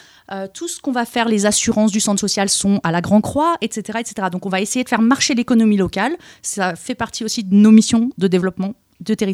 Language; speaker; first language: French; native; French